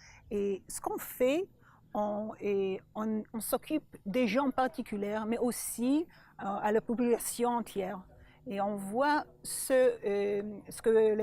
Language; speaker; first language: French; non-native, learner; Hebrew